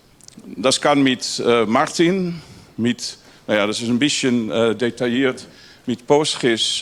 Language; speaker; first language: German; non-native, learner; Dutch